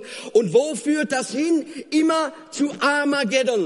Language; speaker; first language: German; non-native, fluent; Afrikaans